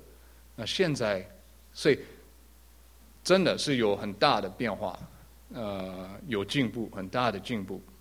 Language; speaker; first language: Chinese; early bilingual, heritage; English